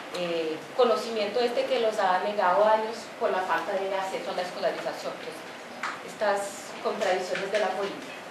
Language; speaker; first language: Spanish; non-native, fluent; Portuguese